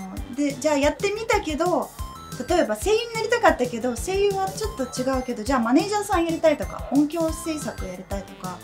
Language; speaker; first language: Japanese; non-native, fluent; Russian